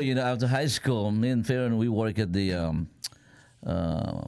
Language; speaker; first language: English; non-native, local second language; Filipino